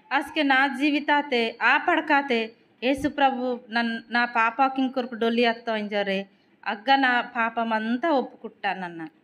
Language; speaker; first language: Telugu; non-native, local second language; Koya